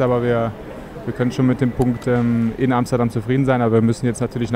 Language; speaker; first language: German; native; German